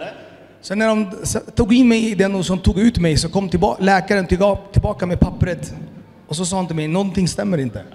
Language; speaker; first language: Swedish; early bilingual, other home language; Amharic